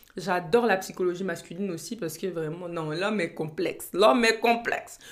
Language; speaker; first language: French; native; French